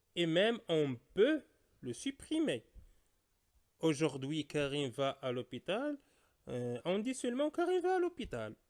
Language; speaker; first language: French; non-native, local second language; Arabic